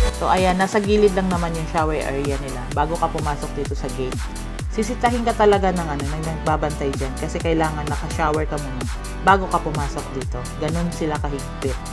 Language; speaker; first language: Filipino; non-native, local second language; Cebuano